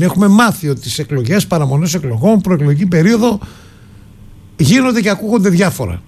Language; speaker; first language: Greek; native; Greek